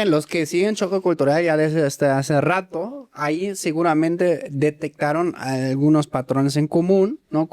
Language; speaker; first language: Spanish; native; Spanish